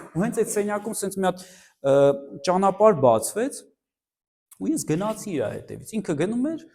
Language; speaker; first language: Armenian; early bilingual, heritage; Armenian